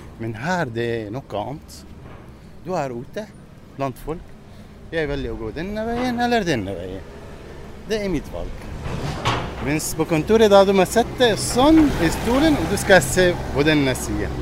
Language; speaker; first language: Norwegian; non-native, learner; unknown